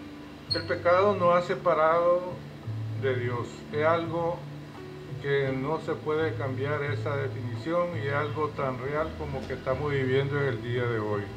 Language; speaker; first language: Spanish; native; Spanish